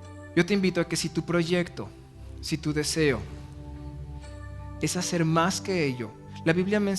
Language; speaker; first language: Spanish; native; Spanish